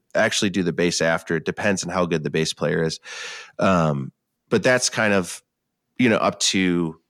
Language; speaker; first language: English; native; English